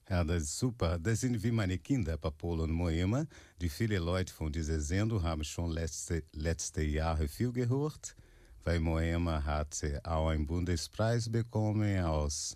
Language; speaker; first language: German; non-native, fluent; Portuguese